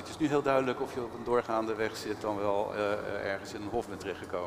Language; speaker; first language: Dutch; native; Dutch